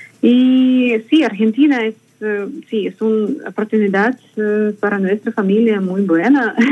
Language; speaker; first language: Spanish; non-native, learner; Russian